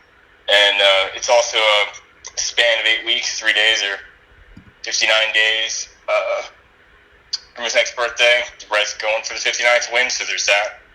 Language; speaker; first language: English; native; English